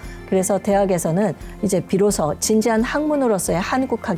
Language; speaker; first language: Korean; native; Korean